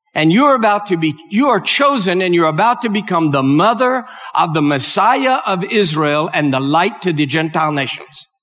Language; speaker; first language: English; native; English